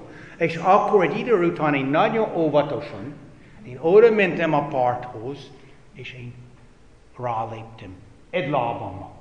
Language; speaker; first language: Hungarian; non-native, fluent; English